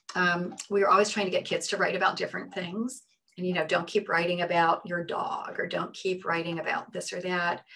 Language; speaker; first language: English; native; English